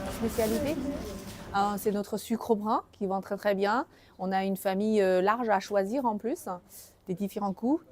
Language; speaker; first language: French; non-native, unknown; Chinese